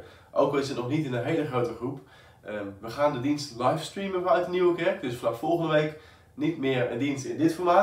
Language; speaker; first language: Dutch; native; Dutch